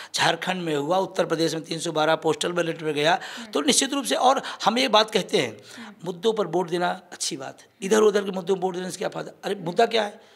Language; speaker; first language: Hindi; native; Hindi